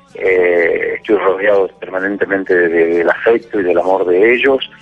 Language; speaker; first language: Spanish; native; Spanish